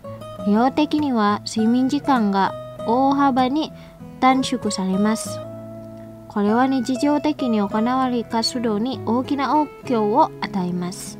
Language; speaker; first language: Japanese; non-native, fluent; Indonesian